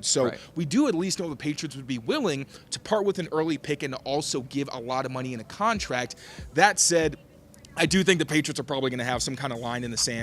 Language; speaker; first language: English; native; English